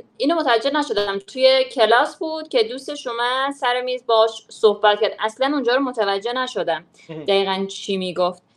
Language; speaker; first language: Persian; native; Persian